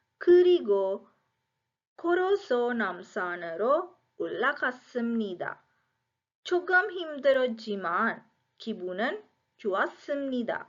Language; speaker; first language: Korean; non-native, fluent; Sinhala